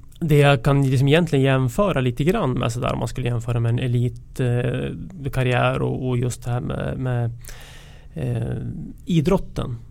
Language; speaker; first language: Swedish; native; Swedish